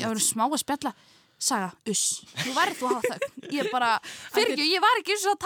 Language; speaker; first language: Icelandic; native; Icelandic